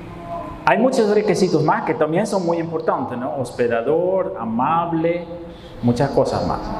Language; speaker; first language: Spanish; non-native, fluent; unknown